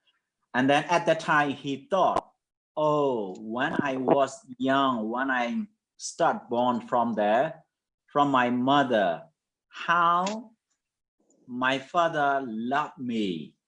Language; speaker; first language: English; non-native, fluent; Mon